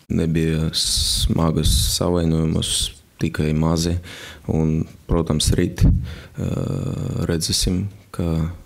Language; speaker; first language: Latvian; non-native, local second language; Russian